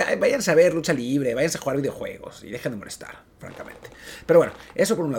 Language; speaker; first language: Spanish; native; Spanish